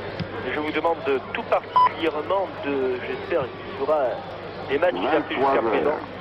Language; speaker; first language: French; native; French